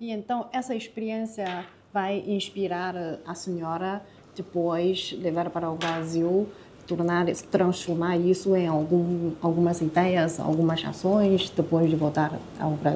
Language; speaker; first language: Portuguese; non-native, fluent; Chinese